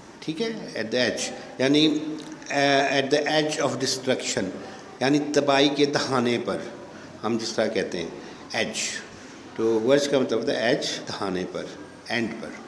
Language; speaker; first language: Urdu; native; Urdu